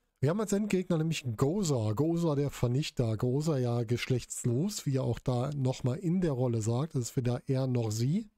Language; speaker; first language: German; native; German